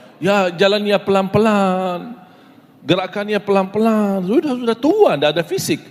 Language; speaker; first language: Malay; non-native, fluent; Arabic